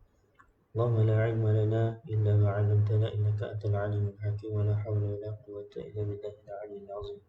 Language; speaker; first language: Arabic; non-native, fluent; Malay